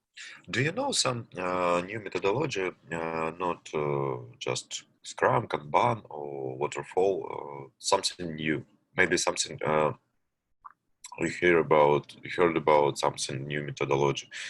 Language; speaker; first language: English; non-native, learner; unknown